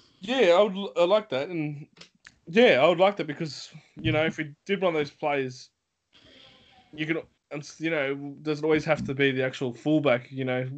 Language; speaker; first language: English; native; English